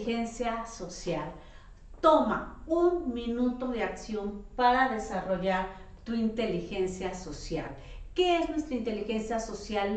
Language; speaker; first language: Spanish; native; Spanish